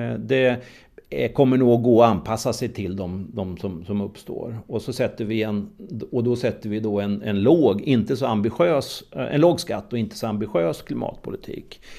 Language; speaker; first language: Swedish; native; Swedish